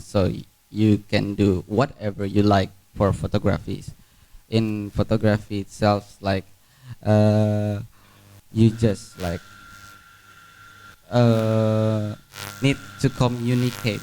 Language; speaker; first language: English; non-native, fluent; Indonesian